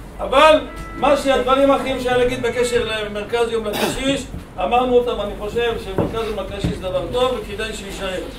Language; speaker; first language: Hebrew; native; Hebrew